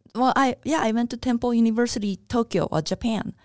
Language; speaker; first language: English; non-native, fluent; Japanese